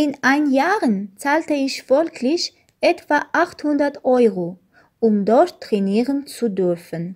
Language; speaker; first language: German; non-native, learner; Armenian